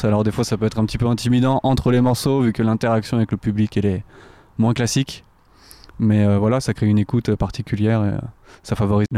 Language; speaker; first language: French; native; French